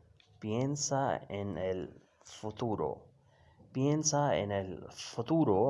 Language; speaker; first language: Spanish; non-native, fluent; Urdu